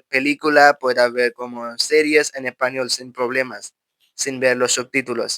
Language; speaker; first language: Spanish; non-native, fluent; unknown